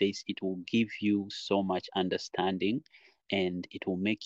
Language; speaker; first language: English; non-native, local second language; Nyankole